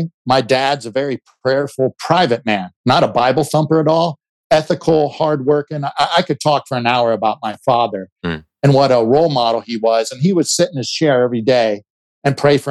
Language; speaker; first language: English; native; English